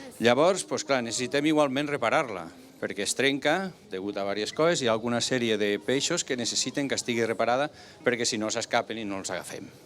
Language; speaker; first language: Catalan; native; Catalan